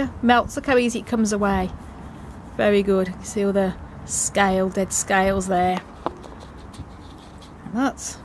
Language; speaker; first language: English; native; English